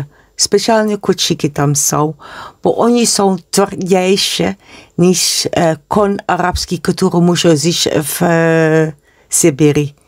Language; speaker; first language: Polish; non-native, learner; Dutch